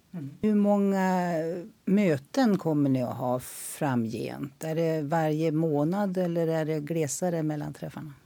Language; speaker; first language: Swedish; native; Swedish